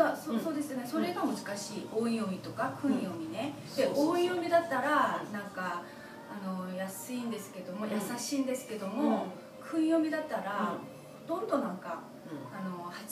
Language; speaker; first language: Japanese; non-native, fluent; Korean